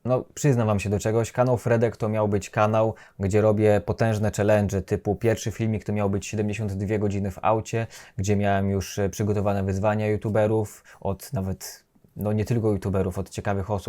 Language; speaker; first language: Polish; native; Polish